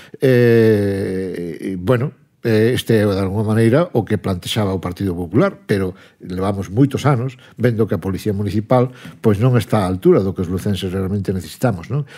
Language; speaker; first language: Galician; non-native, local second language; Spanish